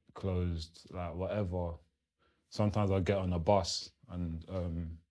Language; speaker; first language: English; early bilingual, other home language; Lingala